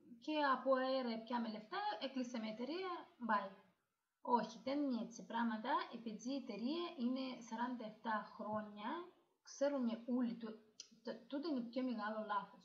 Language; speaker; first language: Greek; non-native, learner; Russian